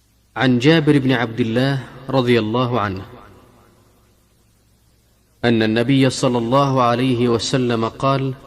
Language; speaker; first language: Arabic; native; Arabic